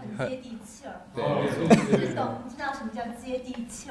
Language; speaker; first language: Chinese; native; Chinese